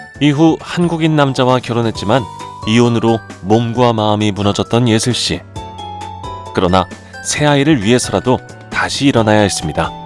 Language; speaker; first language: Korean; native; Korean